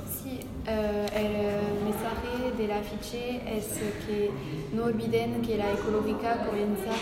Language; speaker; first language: Spanish; non-native, learner; French